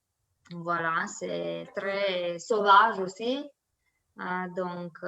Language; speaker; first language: French; non-native, learner; Romanian